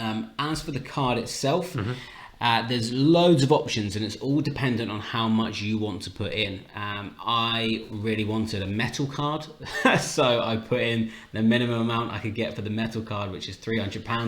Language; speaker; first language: English; native; English